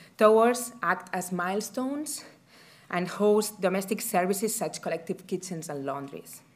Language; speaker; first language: English; non-native, fluent; Catalan